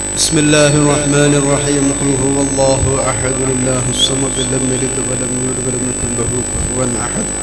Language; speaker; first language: Arabic; non-native, fluent; Malayalam